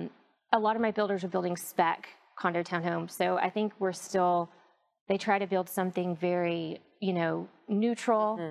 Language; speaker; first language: English; native; English